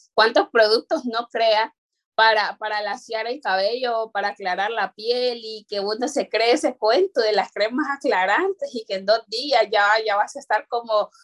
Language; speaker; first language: Spanish; non-native, local second language; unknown